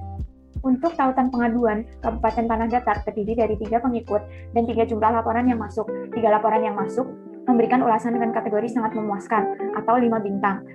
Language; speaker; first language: Indonesian; native; Indonesian